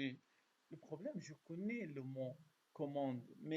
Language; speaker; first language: French; non-native, learner; Arabic